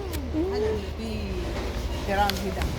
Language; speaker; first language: Arabic; native; Arabic